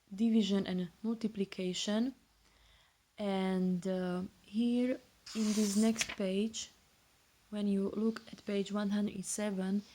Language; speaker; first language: English; non-native, fluent; Slovak